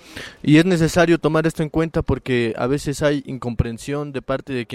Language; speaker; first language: Spanish; native; Spanish